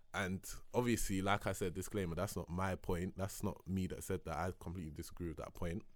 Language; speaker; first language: English; native; English